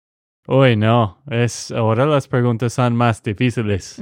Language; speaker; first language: Spanish; non-native, fluent; English